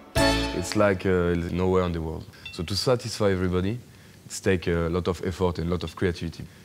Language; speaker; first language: English; native; English